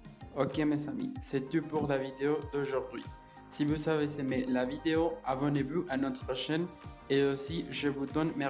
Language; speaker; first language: French; non-native, learner; Spanish